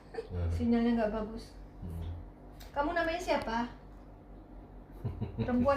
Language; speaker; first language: Indonesian; native; Indonesian